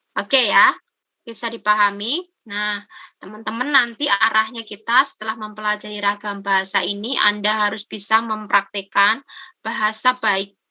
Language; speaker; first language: Indonesian; non-native, local second language; Javanese